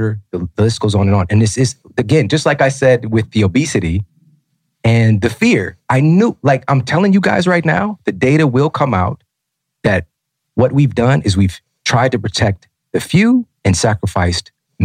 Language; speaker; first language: English; native; English